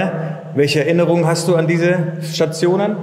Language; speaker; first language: German; native; German